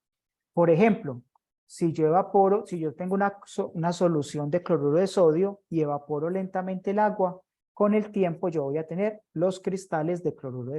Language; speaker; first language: Spanish; native; Spanish